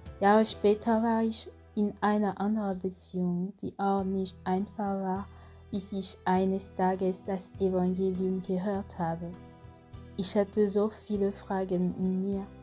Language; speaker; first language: German; non-native, fluent; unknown